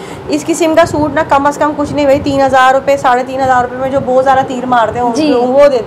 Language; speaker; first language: Urdu; native; Urdu